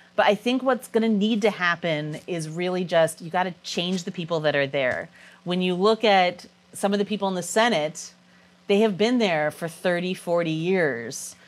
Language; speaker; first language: English; native; English